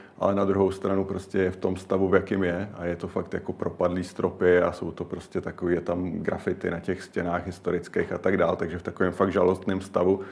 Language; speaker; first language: Czech; native; Czech